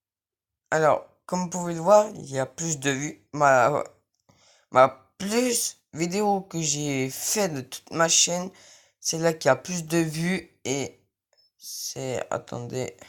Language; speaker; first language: French; native; French